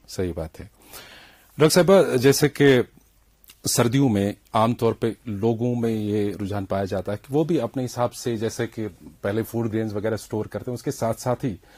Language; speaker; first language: Hindi; non-native, local second language; Kashmiri